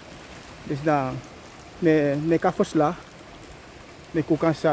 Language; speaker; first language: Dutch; non-native, local second language; Sranan Tongo